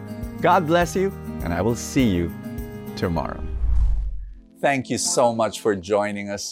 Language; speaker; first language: English; non-native, local second language; Filipino